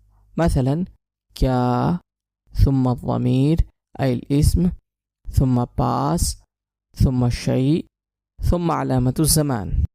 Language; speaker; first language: Arabic; non-native, fluent; Urdu